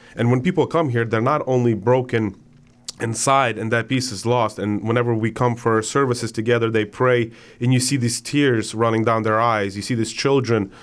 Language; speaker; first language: English; non-native, fluent; Ukrainian